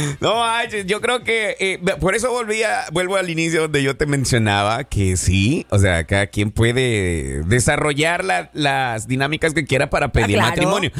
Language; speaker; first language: Spanish; native; Spanish